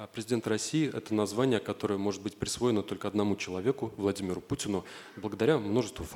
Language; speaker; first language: Russian; native; Russian